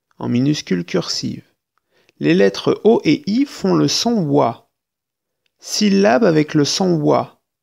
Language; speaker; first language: French; native; French